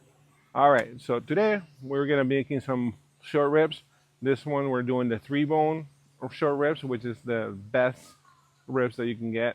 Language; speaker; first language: English; early bilingual, other home language; Spanish